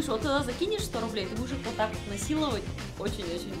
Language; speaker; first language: Russian; native; Russian